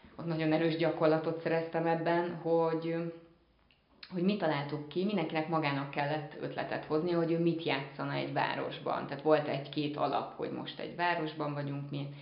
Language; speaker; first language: Hungarian; native; Hungarian